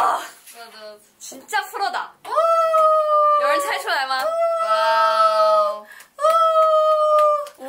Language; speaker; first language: Korean; non-native, learner; Chinese